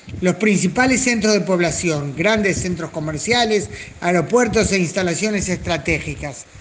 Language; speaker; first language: Spanish; native; Spanish